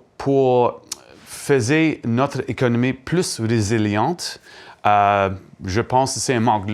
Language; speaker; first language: French; non-native, learner; English